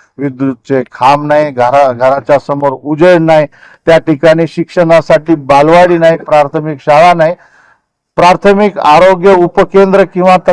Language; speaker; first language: Marathi; non-native, local second language; Lambadi